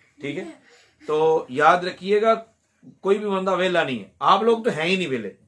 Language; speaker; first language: Urdu; non-native, local second language; Punjabi